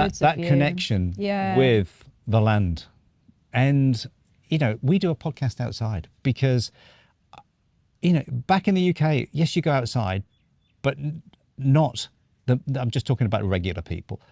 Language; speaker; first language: English; native; English